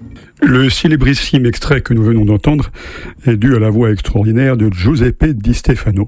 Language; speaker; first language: French; native; French